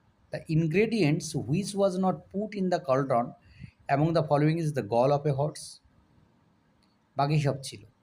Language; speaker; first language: English; non-native, local second language; Bangla